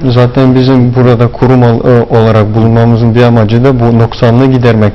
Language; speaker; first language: Turkish; non-native, fluent; Tatar